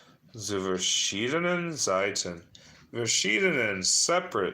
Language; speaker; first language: German; non-native, learner; English